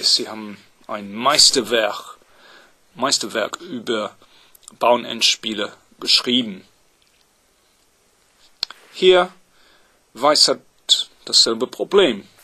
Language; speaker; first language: German; non-native, fluent; English